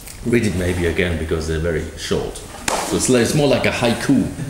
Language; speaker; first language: English; non-native, fluent; German